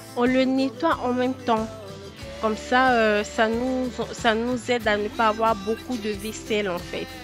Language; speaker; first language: French; non-native, local second language; Lingala